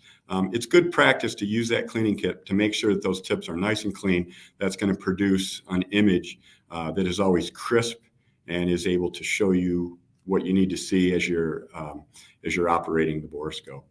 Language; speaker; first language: English; native; English